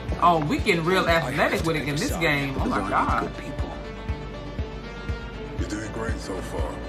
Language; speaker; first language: English; native; English